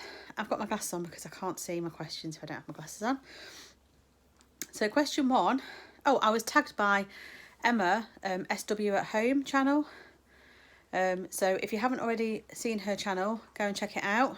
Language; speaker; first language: English; native; English